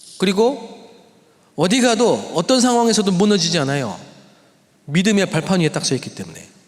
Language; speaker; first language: Korean; native; Korean